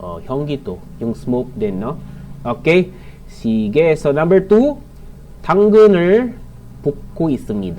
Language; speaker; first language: Korean; non-native, learner; Filipino